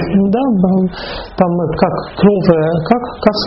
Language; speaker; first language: Russian; non-native, fluent; Dutch